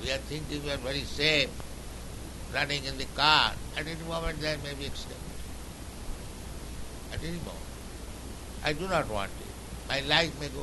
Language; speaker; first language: English; non-native, local second language; Bangla